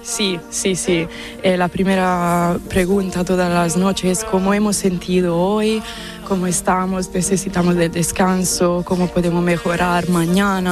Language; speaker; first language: Spanish; non-native, fluent; Italian